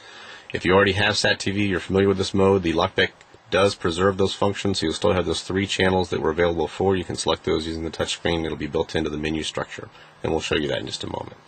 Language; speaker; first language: English; native; English